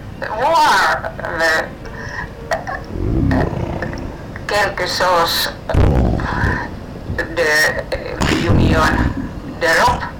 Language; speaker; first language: French; non-native, learner; Finnish